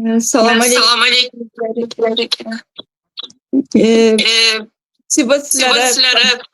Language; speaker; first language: Turkish; non-native, learner; Turkmen